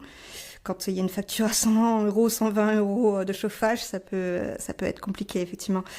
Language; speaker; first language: French; native; French